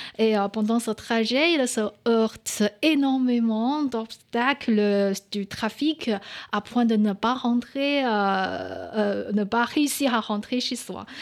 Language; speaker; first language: French; non-native, fluent; Chinese